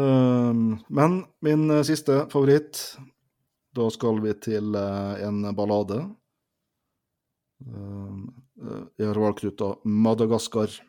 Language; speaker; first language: Norwegian; native; Norwegian